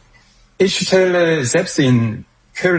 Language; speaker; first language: German; non-native, fluent; Korean